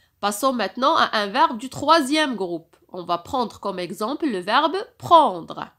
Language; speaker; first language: French; non-native, local second language; Arabic